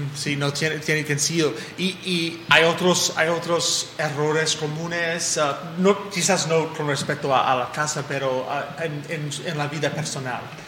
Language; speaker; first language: Spanish; non-native, fluent; English